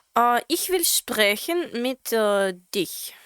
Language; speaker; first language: German; non-native, learner; Latvian